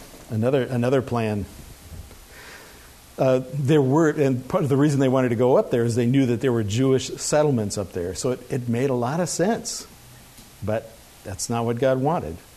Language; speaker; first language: English; native; English